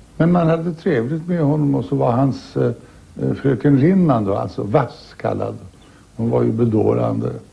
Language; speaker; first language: Swedish; native; Swedish